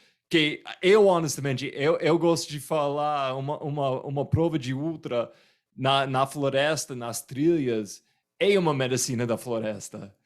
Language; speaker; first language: Portuguese; non-native, fluent; English